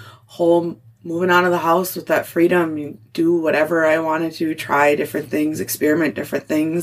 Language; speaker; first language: English; native; English